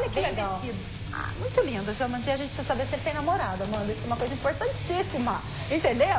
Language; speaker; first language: Portuguese; native; Portuguese